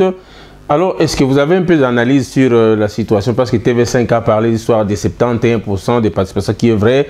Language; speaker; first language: French; non-native, local second language; Lingala